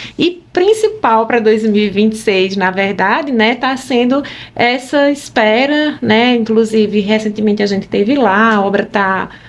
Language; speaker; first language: Portuguese; native; Portuguese